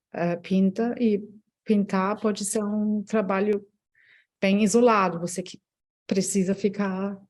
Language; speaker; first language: Portuguese; non-native, fluent; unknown